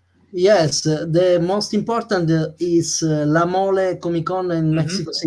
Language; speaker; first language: English; non-native, learner; Italian